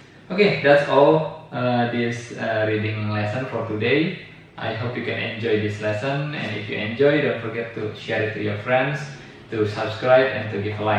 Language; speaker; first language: English; non-native, fluent; Indonesian